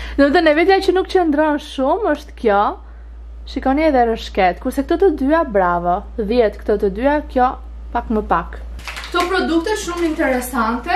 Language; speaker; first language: Albanian; early bilingual, heritage; Albanian